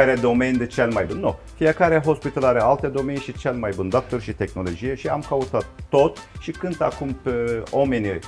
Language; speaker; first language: Romanian; non-native, learner; Turkish